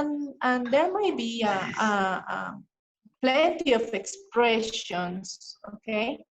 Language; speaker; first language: English; non-native, fluent; Spanish